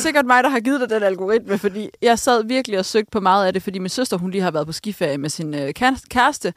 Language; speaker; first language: Danish; native; Danish